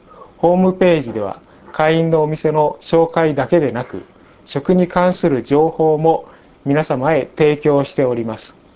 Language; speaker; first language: Japanese; native; Japanese